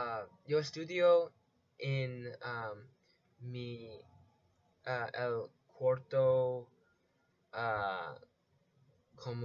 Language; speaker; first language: Spanish; non-native, learner; English